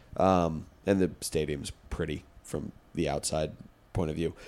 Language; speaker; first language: English; native; English